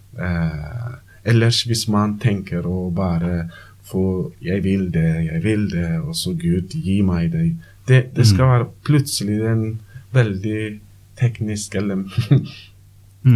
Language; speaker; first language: Norwegian; non-native, learner; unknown